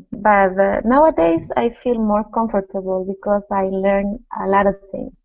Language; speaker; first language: English; non-native, learner; Spanish